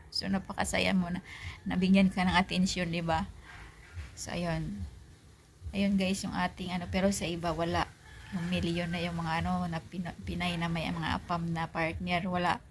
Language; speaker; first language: Filipino; non-native, local second language; Aklanon